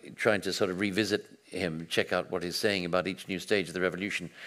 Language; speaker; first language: English; native; English